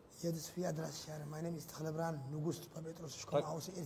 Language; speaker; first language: German; non-native, learner; Tigrinya